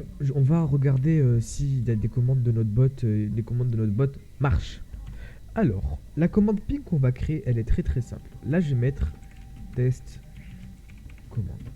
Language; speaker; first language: French; native; French